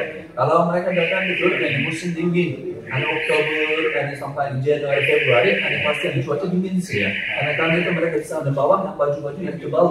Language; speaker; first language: Indonesian; non-native, learner; Turkish